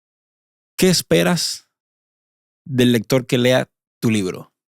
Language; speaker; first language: Spanish; native; Spanish